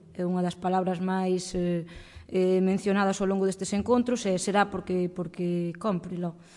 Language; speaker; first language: Galician; native; Galician